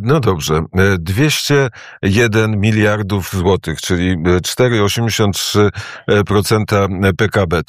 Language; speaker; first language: Polish; native; Polish